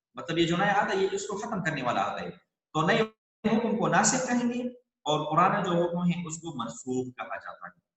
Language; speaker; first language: Urdu; non-native, local second language; Pashto